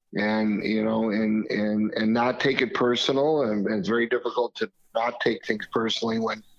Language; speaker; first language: English; native; English